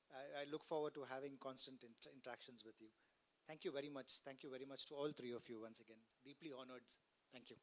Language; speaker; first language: English; non-native, local second language; Tamil